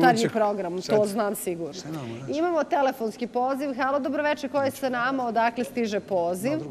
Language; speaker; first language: Bosnian; native; Bosnian